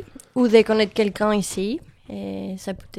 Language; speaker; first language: French; non-native, learner; Spanish